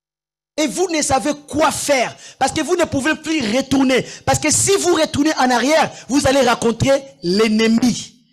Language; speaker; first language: French; non-native, local second language; Lingala